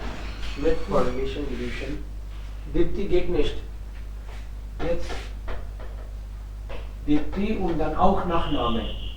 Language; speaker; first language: German; non-native, fluent; Hindi